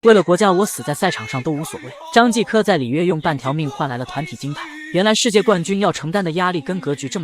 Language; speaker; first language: Chinese; native; Chinese